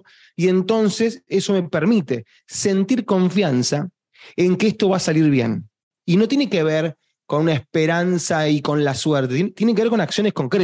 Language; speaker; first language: Spanish; native; Spanish